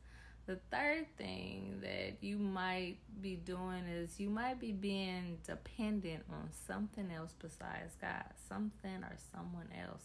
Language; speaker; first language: English; native; English